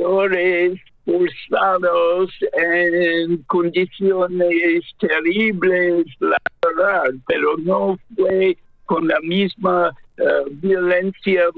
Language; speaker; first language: Spanish; non-native, fluent; English